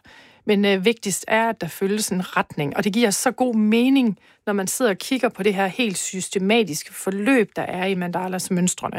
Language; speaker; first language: Danish; native; Danish